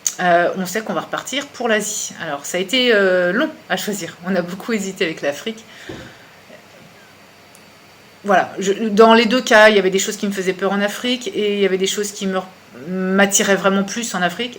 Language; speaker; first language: French; native; French